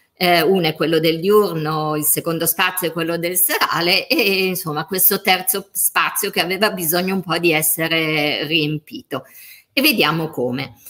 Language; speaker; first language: Italian; native; Italian